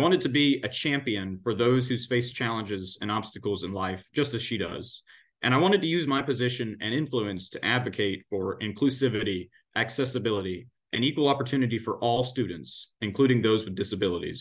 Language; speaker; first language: English; native; English